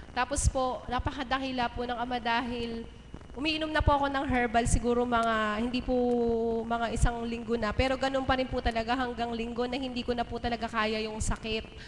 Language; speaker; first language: Filipino; native; Filipino